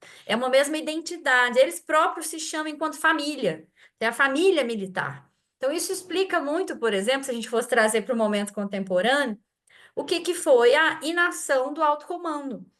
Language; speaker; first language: Portuguese; native; Portuguese